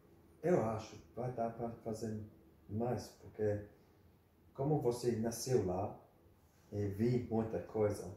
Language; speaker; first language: Portuguese; non-native, learner; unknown